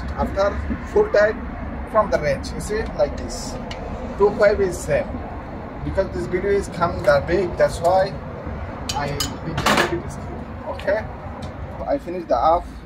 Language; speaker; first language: English; non-native, learner; Bangla